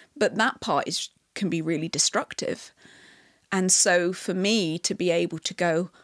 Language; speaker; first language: English; native; English